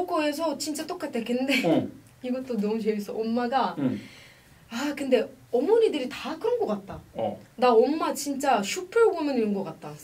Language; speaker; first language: Korean; non-native, fluent; Arabic